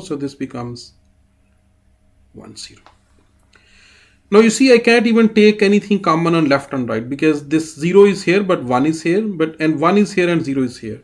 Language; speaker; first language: English; non-native, fluent; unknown